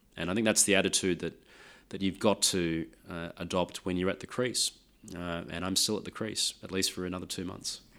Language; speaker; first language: English; non-native, local second language; Lao